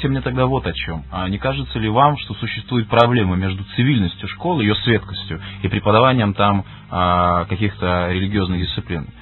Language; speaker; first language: Russian; native; Russian